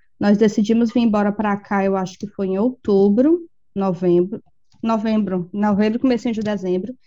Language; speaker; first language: Portuguese; native; Portuguese